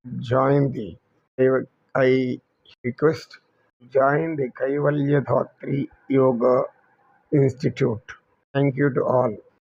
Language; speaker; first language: English; non-native, local second language; Telugu